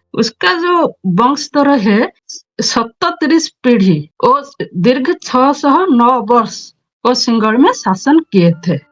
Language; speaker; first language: Hindi; non-native, local second language; Odia